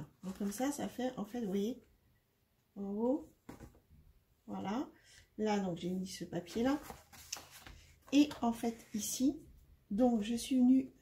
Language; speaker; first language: French; native; French